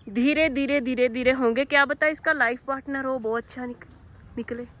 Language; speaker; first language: Hindi; non-native, local second language; Punjabi